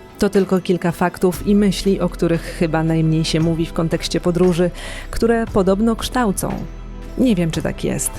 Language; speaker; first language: Polish; native; Polish